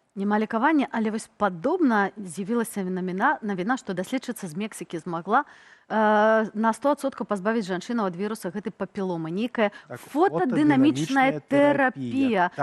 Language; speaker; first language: Belarusian; native; Belarusian